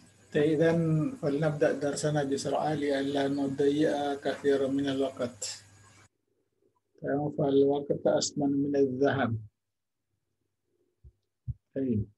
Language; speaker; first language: Arabic; non-native, fluent; Indonesian